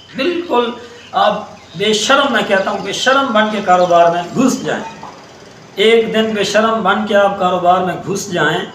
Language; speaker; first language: Urdu; non-native, local second language; Saraiki